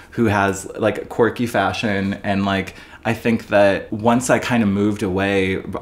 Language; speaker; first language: English; native; English